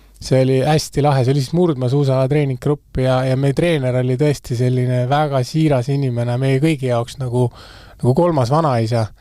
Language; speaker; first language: Estonian; native; Estonian